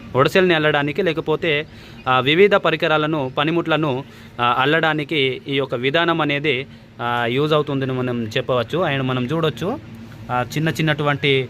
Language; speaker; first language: Telugu; non-native, local second language; Gondi